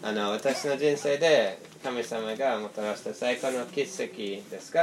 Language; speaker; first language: Japanese; non-native, fluent; English